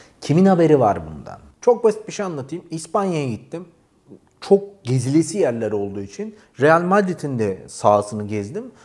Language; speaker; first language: Turkish; native; Turkish